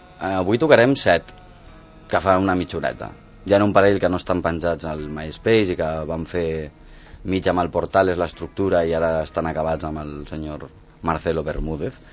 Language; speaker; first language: Catalan; non-native, local second language; Spanish